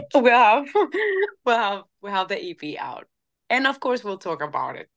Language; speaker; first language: English; non-native, fluent; Spanish